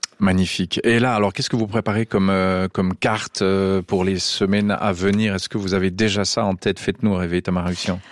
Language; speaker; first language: French; native; French